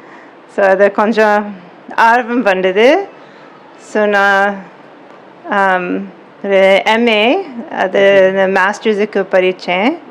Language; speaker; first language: Tamil; non-native, learner; English